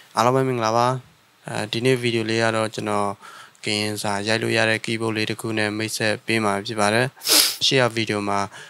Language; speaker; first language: Burmese; non-native, local second language; S'gaw Karen